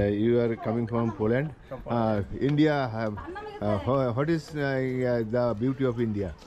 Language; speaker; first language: English; non-native, learner; Bangla